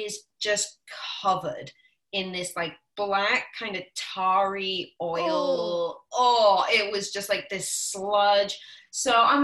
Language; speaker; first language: English; native; English